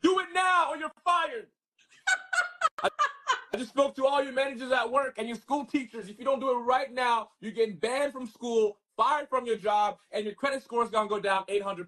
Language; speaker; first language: English; native; English